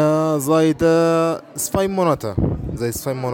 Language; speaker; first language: German; non-native, learner; Arabic